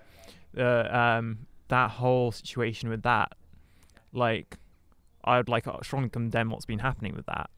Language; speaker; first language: English; native; English